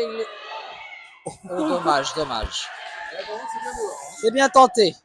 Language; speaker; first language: French; native; French